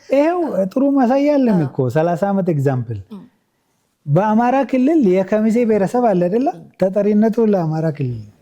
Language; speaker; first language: Amharic; non-native, local second language; Oromo